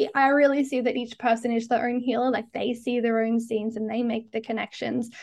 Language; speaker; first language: English; native; English